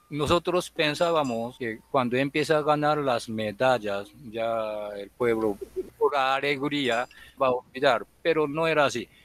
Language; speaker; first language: Spanish; non-native, fluent; Japanese